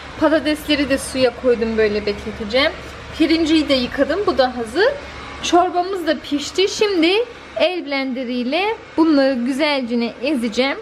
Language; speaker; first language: Turkish; early bilingual, heritage; Turkish